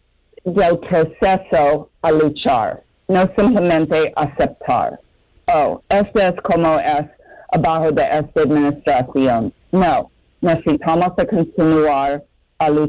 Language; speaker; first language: Spanish; non-native, learner; English